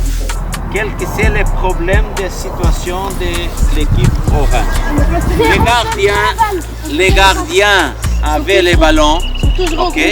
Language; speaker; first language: French; non-native, learner; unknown